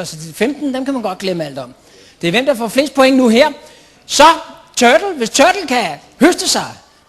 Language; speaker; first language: Danish; native; Danish